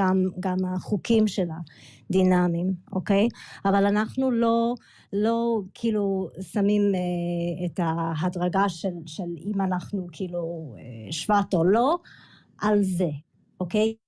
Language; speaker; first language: Hebrew; early bilingual, other home language; English